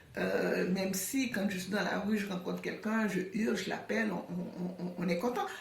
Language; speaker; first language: French; non-native, local second language; Haitian Creole